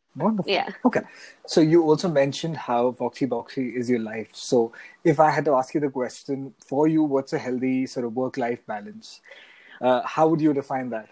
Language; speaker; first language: English; non-native, local second language; Hindi